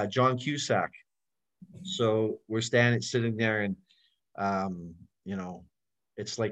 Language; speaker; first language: English; native; English